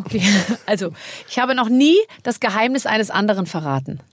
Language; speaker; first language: German; native; German